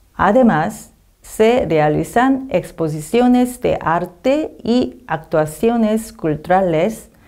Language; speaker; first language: Spanish; non-native, learner; Korean